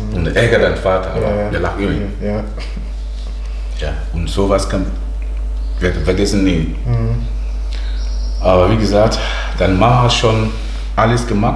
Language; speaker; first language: German; non-native, learner; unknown